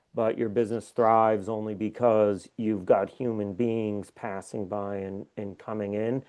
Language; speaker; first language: English; native; English